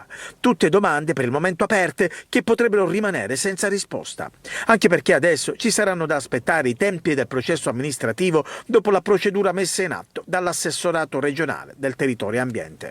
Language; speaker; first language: Italian; native; Italian